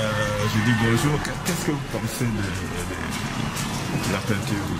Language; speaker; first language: French; native; French